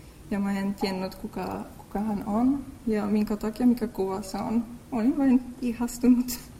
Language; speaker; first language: Finnish; non-native, fluent; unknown